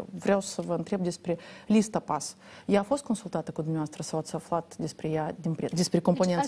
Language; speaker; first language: Romanian; native; Romanian